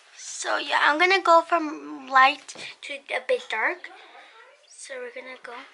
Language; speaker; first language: English; early bilingual, other home language; Spanish